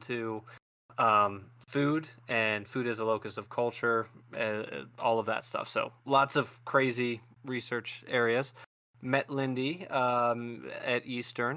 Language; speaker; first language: English; native; English